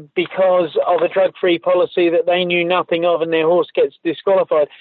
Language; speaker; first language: English; native; English